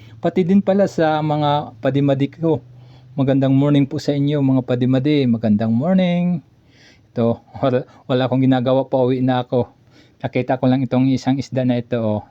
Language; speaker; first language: Filipino; non-native, local second language; Waray